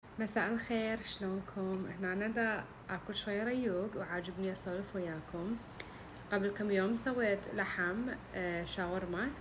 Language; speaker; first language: Arabic; early bilingual, heritage; Arabic